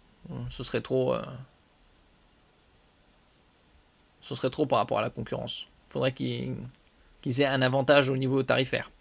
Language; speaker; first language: French; native; French